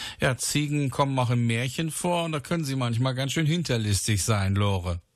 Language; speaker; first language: German; native; German